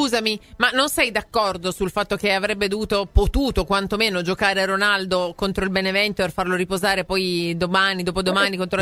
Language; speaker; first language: Italian; native; Italian